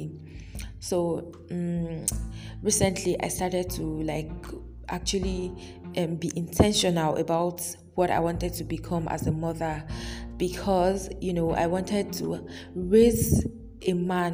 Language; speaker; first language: English; non-native, local second language; Yoruba